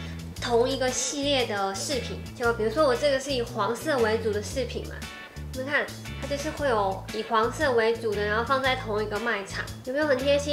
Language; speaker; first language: Chinese; native; Chinese